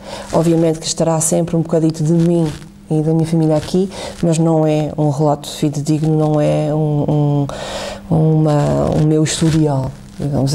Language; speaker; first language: Portuguese; native; Portuguese